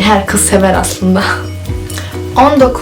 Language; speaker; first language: Turkish; early bilingual, heritage; Turkish